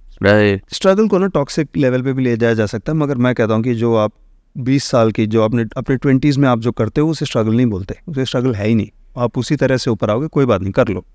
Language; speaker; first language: Hindi; native; Hindi